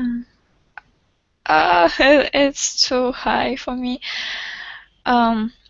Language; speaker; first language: English; non-native, learner; Russian